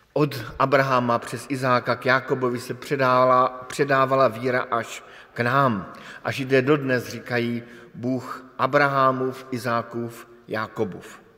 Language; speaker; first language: Czech; native; Czech